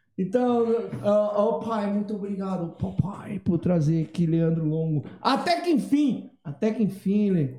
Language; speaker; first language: Portuguese; native; Portuguese